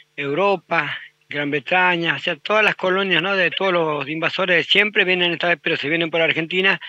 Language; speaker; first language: Spanish; native; Spanish